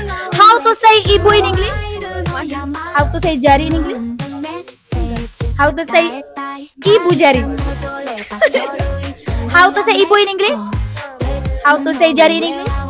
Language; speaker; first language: English; non-native, fluent; Indonesian